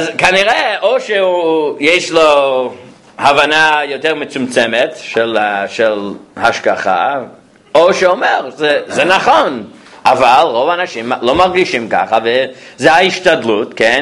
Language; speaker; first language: Hebrew; non-native, fluent; English